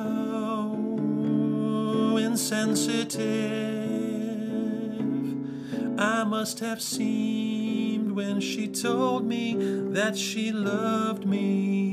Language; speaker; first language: English; native; English